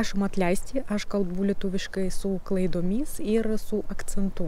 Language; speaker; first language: Lithuanian; non-native, learner; Russian